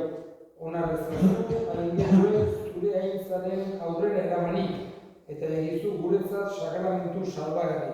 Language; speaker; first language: Basque; native; Basque